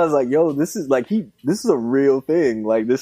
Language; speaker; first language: English; native; English